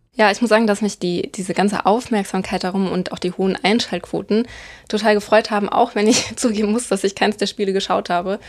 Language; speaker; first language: German; early bilingual, other home language; Bosnian